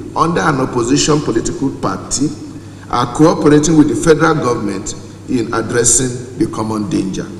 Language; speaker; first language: English; non-native, local second language; Yoruba